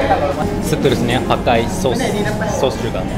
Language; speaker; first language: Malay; non-native, learner; Japanese